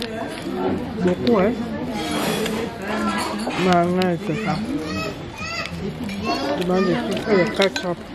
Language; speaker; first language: French; non-native, local second language; Lingala